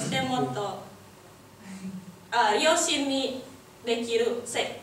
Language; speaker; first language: Japanese; non-native, learner; Indonesian